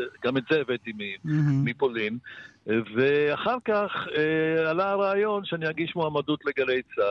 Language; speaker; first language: Hebrew; early bilingual, other home language; Polish